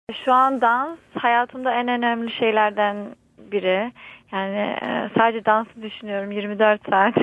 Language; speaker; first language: Turkish; early bilingual, heritage; Turkish